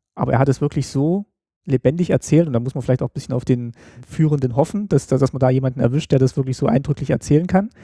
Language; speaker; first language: German; native; German